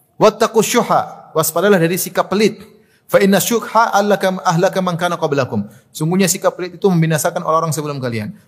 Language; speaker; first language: Indonesian; native; Indonesian